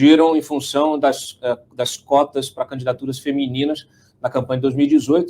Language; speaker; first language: Portuguese; native; Portuguese